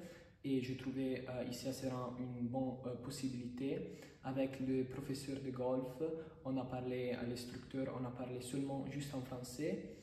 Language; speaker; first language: French; non-native, fluent; Italian